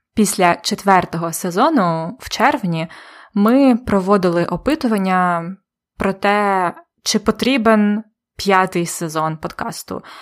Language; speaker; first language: Ukrainian; native; Ukrainian